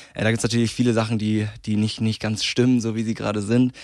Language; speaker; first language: German; native; German